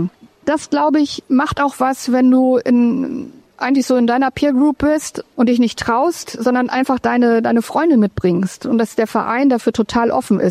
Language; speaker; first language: German; native; German